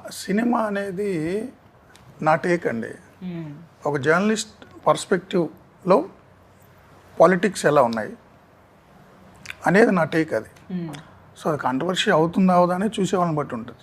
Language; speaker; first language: Telugu; native; Telugu